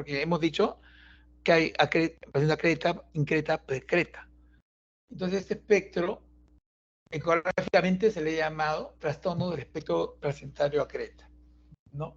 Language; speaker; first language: Spanish; native; Spanish